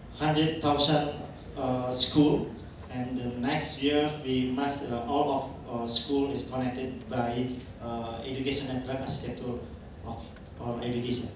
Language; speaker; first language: English; non-native, learner; Indonesian